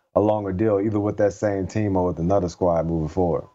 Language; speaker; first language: English; native; English